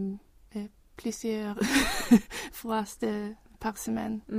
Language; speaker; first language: French; non-native, learner; Swedish